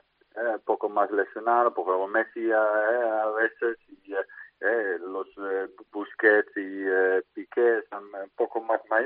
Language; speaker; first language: Spanish; non-native, fluent; Dutch